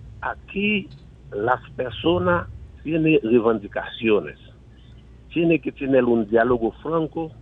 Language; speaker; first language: Spanish; non-native, learner; Haitian Creole